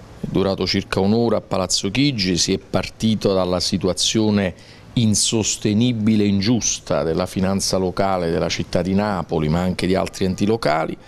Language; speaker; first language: Italian; native; Italian